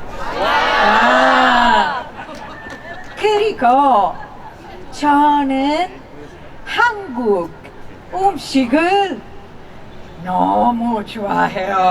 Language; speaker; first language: Korean; non-native, learner; Italian